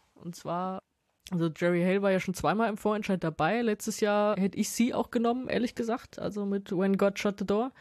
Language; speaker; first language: German; native; German